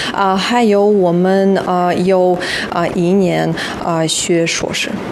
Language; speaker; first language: Chinese; non-native, fluent; Russian